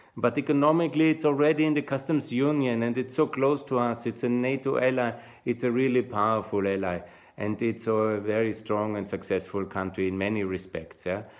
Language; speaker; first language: English; non-native, fluent; German